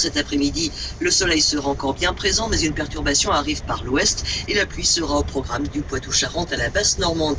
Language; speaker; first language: French; native; French